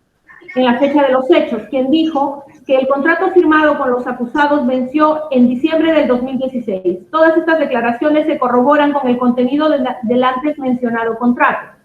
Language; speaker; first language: Spanish; native; Spanish